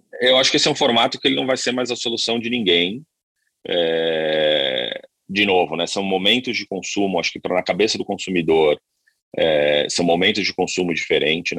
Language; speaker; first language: Portuguese; native; Portuguese